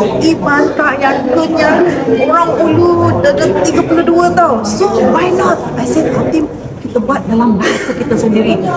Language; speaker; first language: Malay; non-native, local second language; Chinese